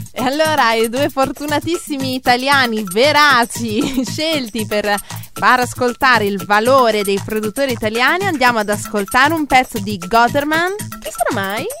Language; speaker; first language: Italian; native; Italian